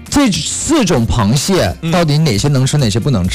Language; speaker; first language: Chinese; native; Chinese